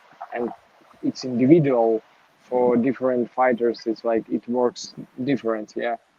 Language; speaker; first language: English; non-native, learner; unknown